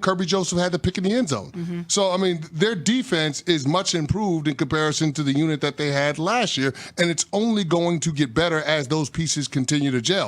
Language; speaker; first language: English; native; English